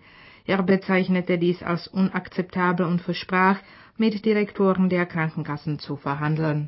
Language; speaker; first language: German; non-native, fluent; Czech